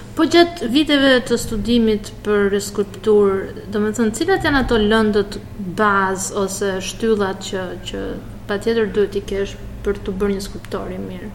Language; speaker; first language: Albanian; native; Albanian